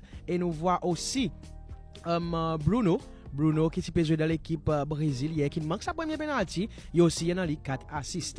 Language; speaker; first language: French; non-native, local second language; Seselwa Creole French